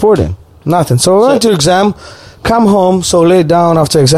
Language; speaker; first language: English; non-native, fluent; Ukrainian